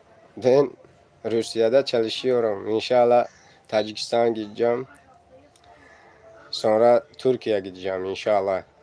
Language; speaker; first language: Turkish; non-native, learner; Tajik